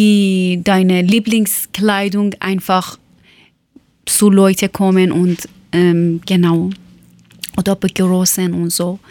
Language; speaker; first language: German; non-native, learner; Persian